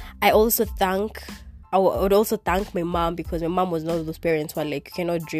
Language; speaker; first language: English; non-native, local second language; Kikuyu